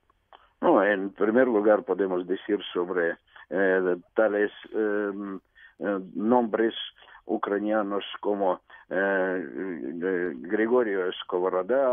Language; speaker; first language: Spanish; non-native, fluent; Russian